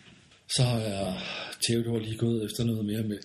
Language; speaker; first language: Danish; native; Danish